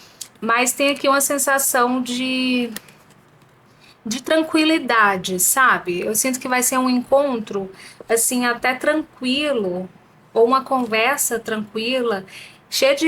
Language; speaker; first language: Portuguese; native; Portuguese